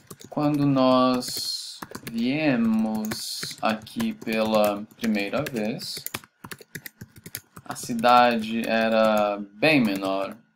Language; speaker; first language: Portuguese; native; Portuguese